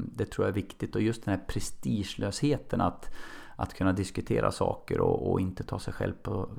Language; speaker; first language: Swedish; native; Swedish